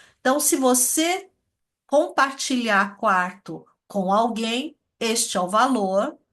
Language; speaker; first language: Portuguese; early bilingual, other home language; Chinese